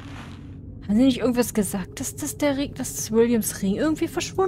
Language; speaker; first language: German; native; German